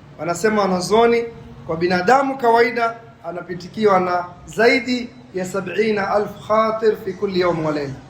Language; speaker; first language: Swahili; native; Swahili